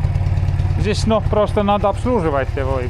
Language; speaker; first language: Russian; non-native, fluent; Estonian